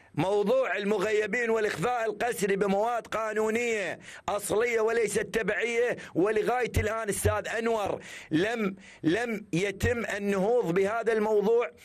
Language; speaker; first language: Arabic; native; Arabic